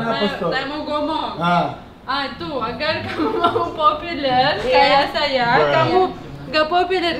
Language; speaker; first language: Indonesian; non-native, learner; Russian